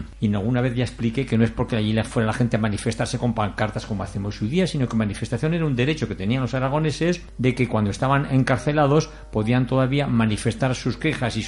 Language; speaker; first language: Spanish; native; Spanish